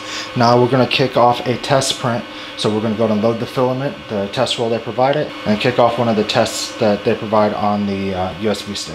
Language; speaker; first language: English; native; English